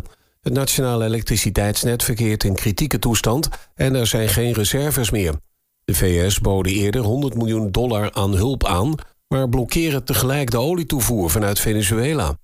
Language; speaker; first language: Dutch; native; Dutch